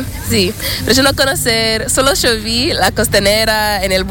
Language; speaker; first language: Spanish; non-native, learner; English